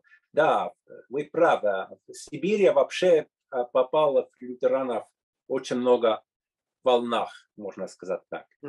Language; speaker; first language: Russian; non-native, fluent; Finnish